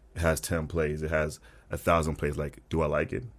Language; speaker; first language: English; non-native, local second language; Tswana